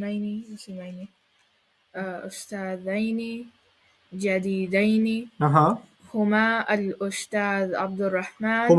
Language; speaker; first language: Arabic; non-native, learner; English